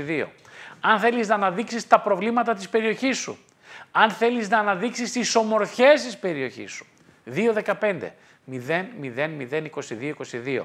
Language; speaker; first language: Greek; native; Greek